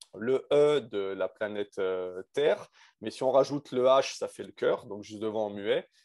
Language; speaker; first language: French; native; French